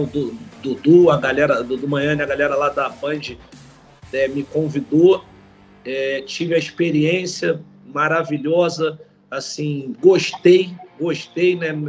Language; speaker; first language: Portuguese; native; Portuguese